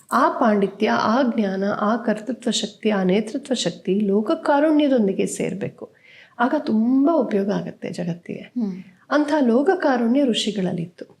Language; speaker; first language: Kannada; native; Kannada